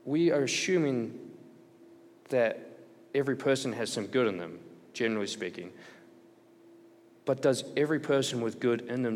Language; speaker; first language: English; native; English